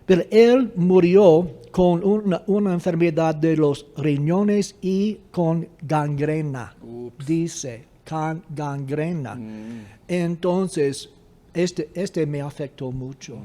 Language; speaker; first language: Spanish; non-native, fluent; English